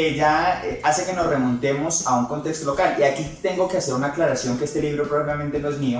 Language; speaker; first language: Spanish; native; Spanish